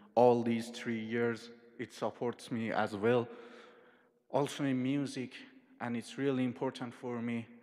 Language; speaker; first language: English; non-native, fluent; Persian